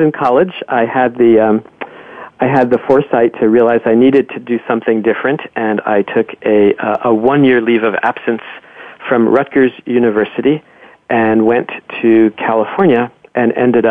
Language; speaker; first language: English; native; English